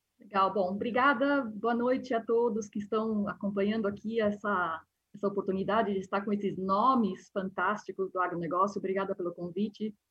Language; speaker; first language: Portuguese; non-native, fluent; Spanish